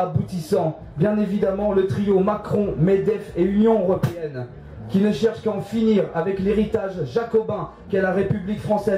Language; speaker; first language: French; native; French